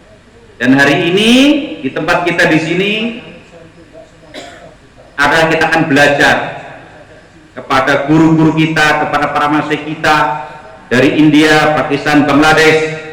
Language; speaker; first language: Indonesian; non-native, local second language; Javanese